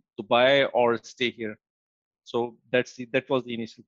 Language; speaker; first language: English; non-native, local second language; Urdu